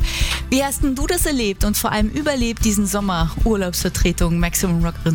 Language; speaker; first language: German; native; German